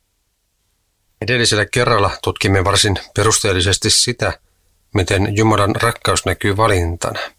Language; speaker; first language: Finnish; native; Finnish